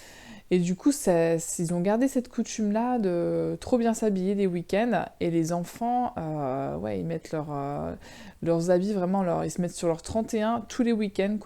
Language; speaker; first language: French; native; French